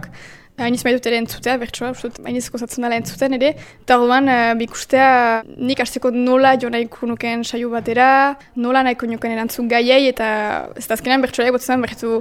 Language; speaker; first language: Basque; native; Basque